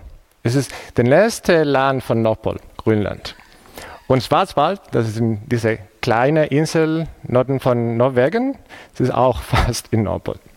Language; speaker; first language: German; non-native, fluent; Spanish